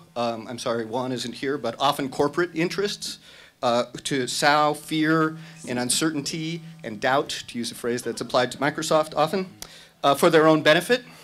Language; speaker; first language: English; native; English